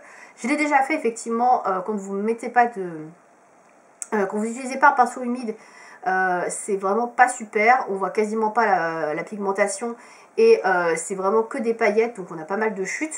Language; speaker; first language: French; native; French